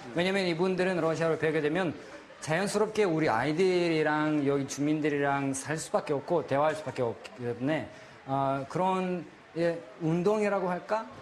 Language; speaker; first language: Korean; non-native, fluent; Russian